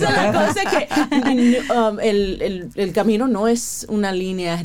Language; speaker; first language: Spanish; early bilingual, heritage; Spanish